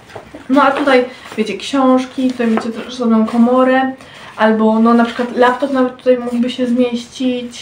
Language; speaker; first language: Polish; native; Polish